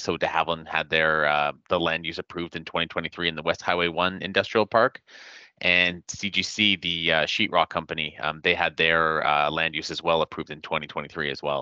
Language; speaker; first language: English; native; English